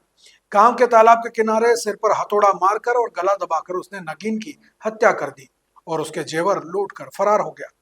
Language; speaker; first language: Hindi; native; Hindi